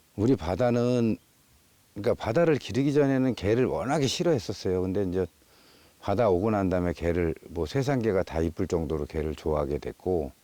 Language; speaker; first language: Korean; native; Korean